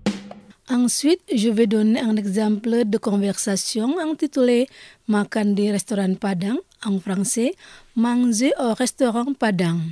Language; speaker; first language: French; non-native, fluent; Indonesian